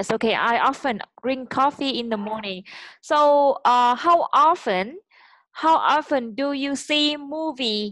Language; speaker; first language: English; non-native, fluent; Vietnamese